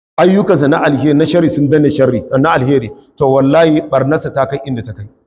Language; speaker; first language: Hausa; non-native, local second language; Kanuri